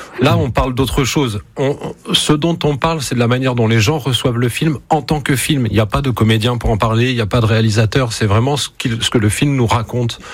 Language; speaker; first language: French; native; French